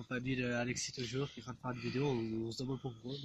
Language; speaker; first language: French; native; French